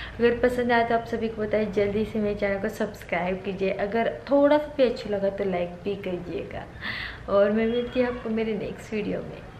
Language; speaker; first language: Hindi; non-native, local second language; Marathi